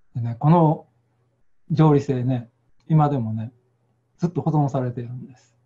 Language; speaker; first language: Japanese; native; Japanese